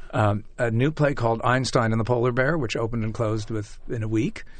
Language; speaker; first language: English; native; English